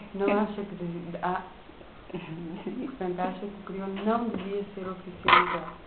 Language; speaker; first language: Portuguese; non-native, local second language; Kabuverdianu